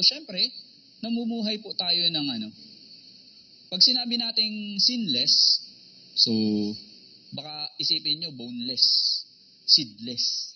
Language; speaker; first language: Filipino; native; Filipino